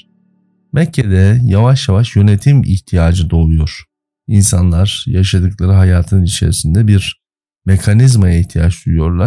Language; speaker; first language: Turkish; native; Turkish